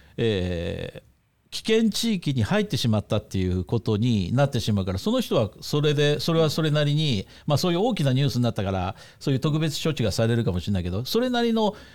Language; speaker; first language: Japanese; native; Japanese